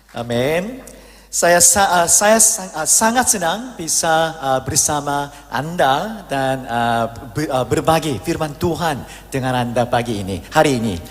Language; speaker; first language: Indonesian; non-native, learner; Korean